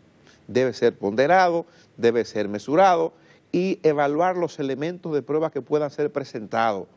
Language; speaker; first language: Spanish; native; Spanish